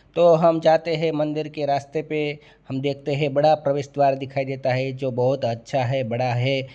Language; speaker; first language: Hindi; non-native, local second language; Gujarati